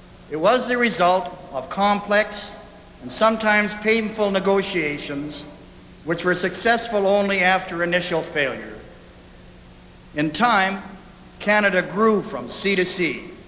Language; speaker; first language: English; native; English